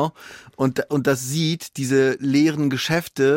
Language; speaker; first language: German; native; German